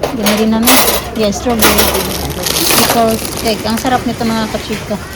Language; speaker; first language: Filipino; native; Filipino